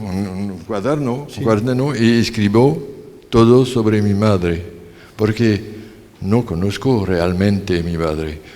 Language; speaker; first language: Spanish; non-native, learner; French